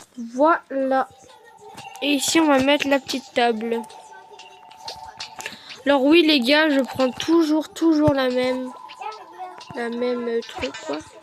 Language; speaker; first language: French; native; French